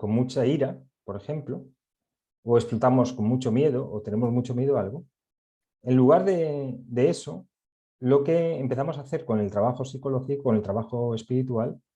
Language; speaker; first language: Spanish; native; Spanish